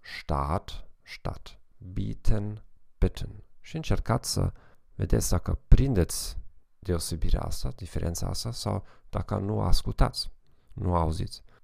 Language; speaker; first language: Romanian; non-native, fluent; German